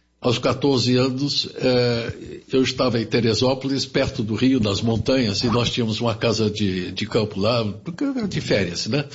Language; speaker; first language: Portuguese; early bilingual, other home language; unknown